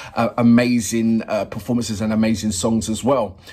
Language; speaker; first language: English; native; English